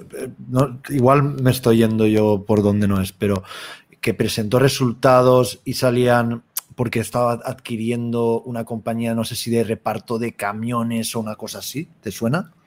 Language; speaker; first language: Spanish; native; Spanish